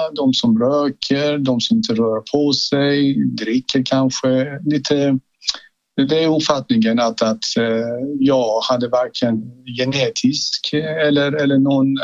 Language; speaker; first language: Swedish; non-native, fluent; Persian